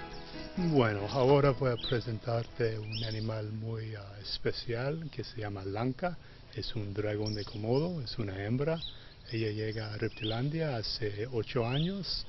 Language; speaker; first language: Spanish; non-native, fluent; English